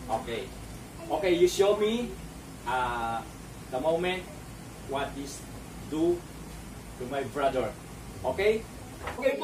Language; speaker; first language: English; non-native, learner; Filipino